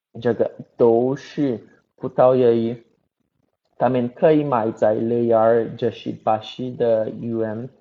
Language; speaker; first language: Chinese; non-native, learner; Portuguese